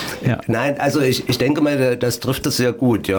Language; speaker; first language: German; native; German